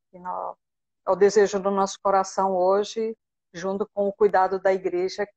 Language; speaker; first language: Portuguese; native; Portuguese